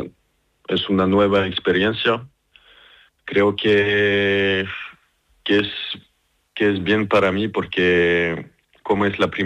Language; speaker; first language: Spanish; non-native, fluent; French